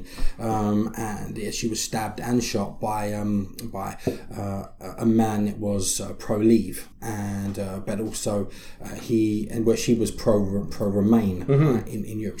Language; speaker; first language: English; native; English